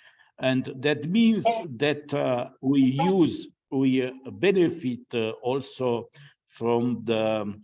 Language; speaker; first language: English; non-native, fluent; Romanian